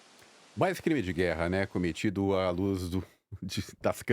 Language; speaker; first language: Portuguese; native; Portuguese